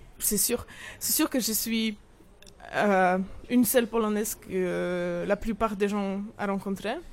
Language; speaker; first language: French; non-native, fluent; Polish